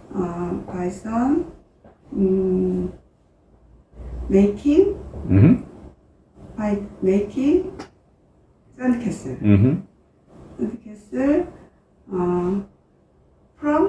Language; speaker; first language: English; non-native, learner; Korean